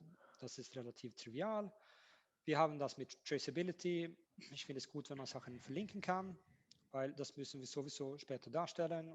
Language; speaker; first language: German; non-native, fluent; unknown